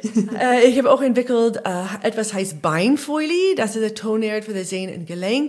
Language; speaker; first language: German; non-native, learner; English